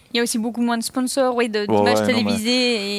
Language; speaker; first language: French; native; French